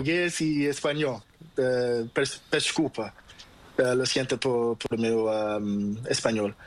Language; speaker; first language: Spanish; non-native, learner; Portuguese